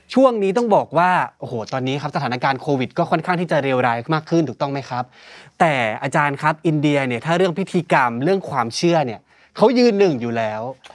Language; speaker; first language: Thai; native; Thai